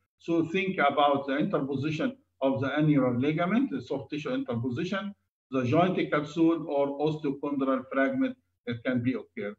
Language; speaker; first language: English; non-native, fluent; Arabic